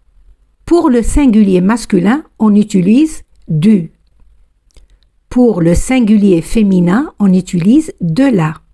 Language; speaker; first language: French; non-native, fluent; Spanish